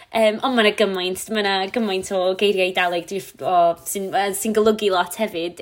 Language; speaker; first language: Welsh; non-native, local second language; English